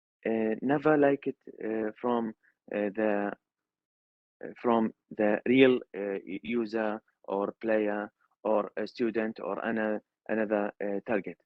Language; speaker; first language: English; non-native, learner; Arabic